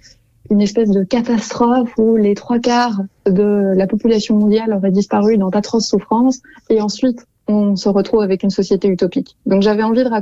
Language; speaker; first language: French; native; French